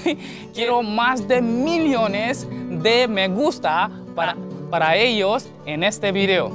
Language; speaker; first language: Spanish; non-native, learner; Hindi